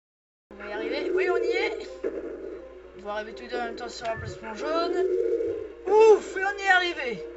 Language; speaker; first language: French; native; French